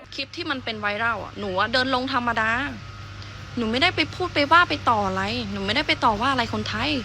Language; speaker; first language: Thai; early bilingual, other home language; Khmer